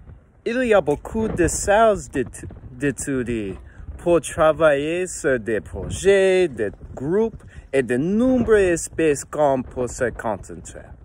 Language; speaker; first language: French; non-native, learner; English